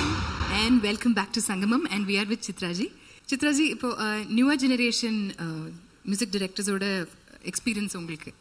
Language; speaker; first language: Tamil; native; Tamil